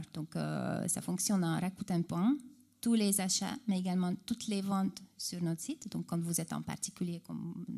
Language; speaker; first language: French; non-native, fluent; Hungarian